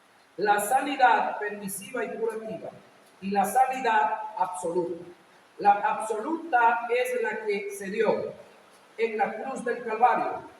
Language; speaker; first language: Spanish; native; Spanish